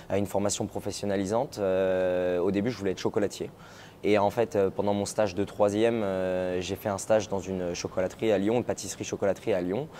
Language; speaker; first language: French; native; French